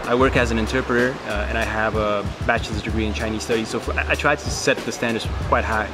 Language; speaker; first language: English; early bilingual, other home language; Slovak